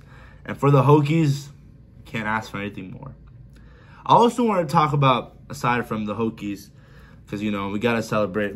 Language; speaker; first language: English; native; English